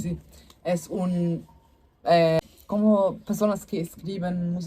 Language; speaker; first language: Spanish; non-native, learner; German